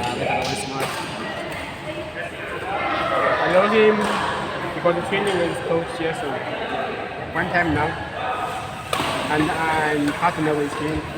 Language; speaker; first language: English; non-native, learner; Filipino